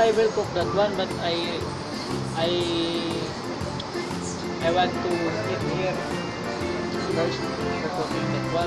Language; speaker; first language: English; non-native, local second language; Filipino